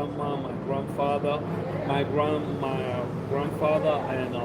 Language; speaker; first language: English; non-native, learner; Spanish